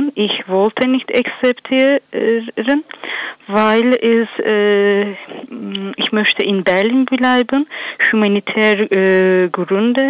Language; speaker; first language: German; non-native, learner; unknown